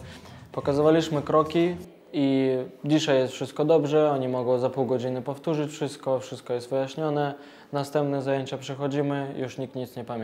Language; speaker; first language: Polish; non-native, fluent; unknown